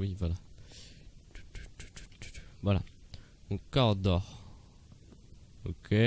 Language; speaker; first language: French; native; French